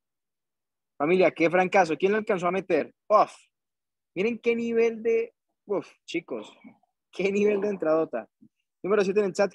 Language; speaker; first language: Spanish; native; Spanish